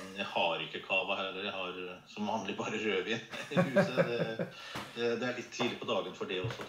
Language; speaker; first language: Norwegian; native; Norwegian